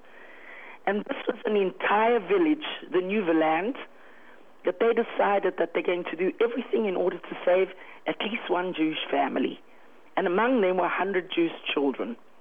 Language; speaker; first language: English; native; English